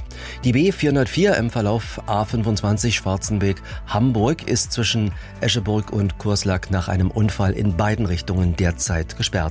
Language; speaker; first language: German; native; German